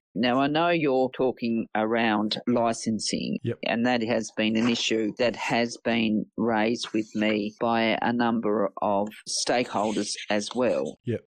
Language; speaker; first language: English; native; English